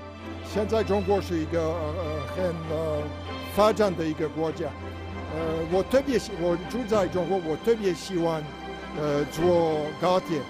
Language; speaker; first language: Chinese; non-native, learner; English